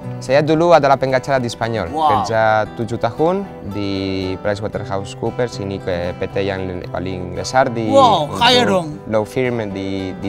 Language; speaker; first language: Indonesian; non-native, fluent; Spanish